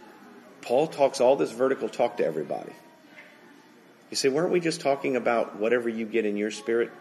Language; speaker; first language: English; native; English